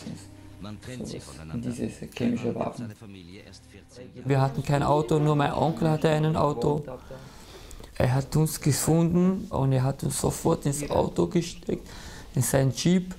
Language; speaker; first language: German; early bilingual, other home language; Kurdish